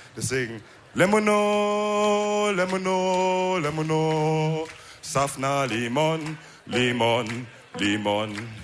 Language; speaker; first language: German; early bilingual, other home language; Wolof